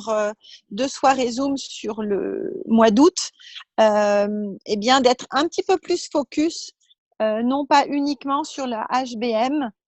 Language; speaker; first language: French; native; French